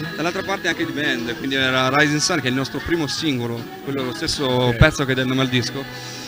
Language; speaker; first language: Italian; native; Italian